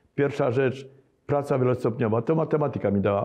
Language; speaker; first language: Polish; native; Polish